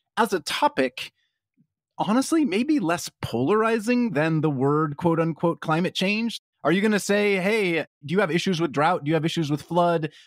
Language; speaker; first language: English; native; English